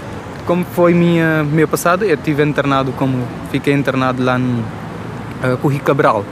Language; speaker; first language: Portuguese; non-native, fluent; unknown